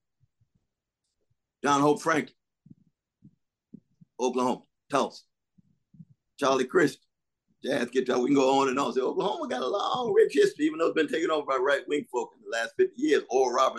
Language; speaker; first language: English; native; English